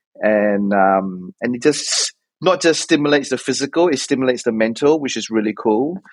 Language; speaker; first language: English; native; English